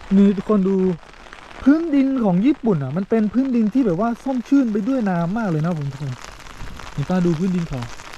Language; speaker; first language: Thai; native; Thai